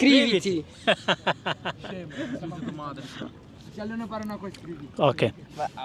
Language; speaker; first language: Italian; non-native, fluent; Bangla